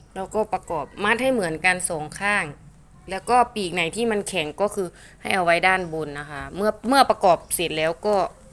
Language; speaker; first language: Thai; native; Thai